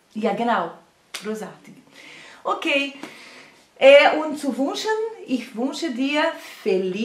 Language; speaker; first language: German; non-native, learner; Portuguese